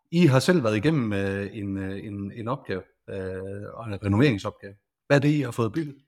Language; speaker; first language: Danish; native; Danish